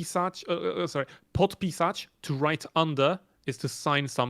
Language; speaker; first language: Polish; native; Polish